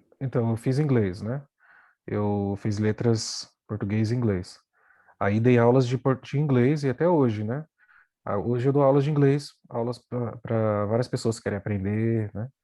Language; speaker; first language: Portuguese; native; Portuguese